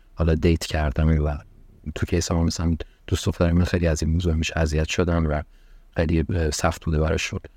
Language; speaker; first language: Persian; early bilingual, heritage; Persian